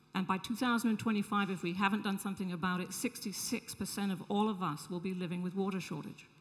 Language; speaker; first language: English; native; English